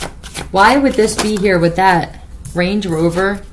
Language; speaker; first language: English; native; English